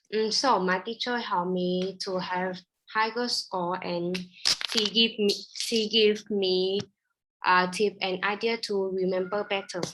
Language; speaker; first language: English; non-native, learner; Vietnamese